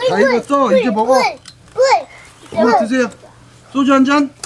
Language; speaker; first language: Korean; native; Korean